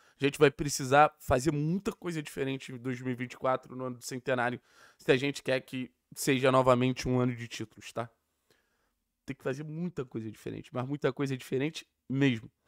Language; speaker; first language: Portuguese; native; Portuguese